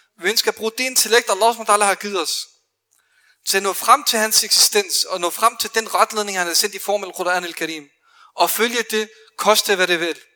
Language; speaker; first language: Danish; early bilingual, other home language; Arabic